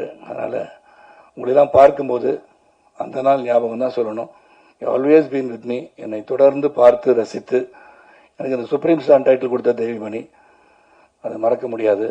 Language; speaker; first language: Tamil; native; Tamil